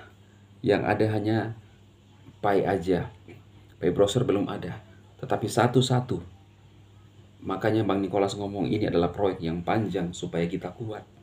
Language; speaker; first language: Indonesian; native; Indonesian